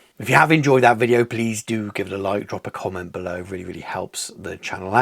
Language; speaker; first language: English; native; English